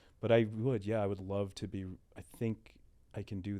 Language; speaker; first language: English; native; English